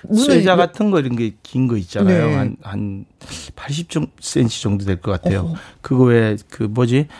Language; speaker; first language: Korean; native; Korean